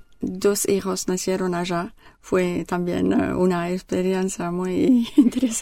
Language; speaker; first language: Spanish; non-native, learner; French